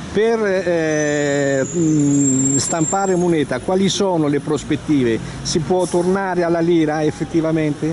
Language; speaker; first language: Italian; native; Italian